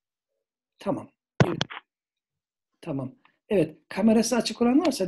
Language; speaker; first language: Turkish; native; Turkish